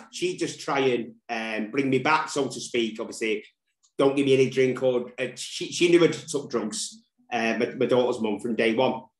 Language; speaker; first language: English; native; English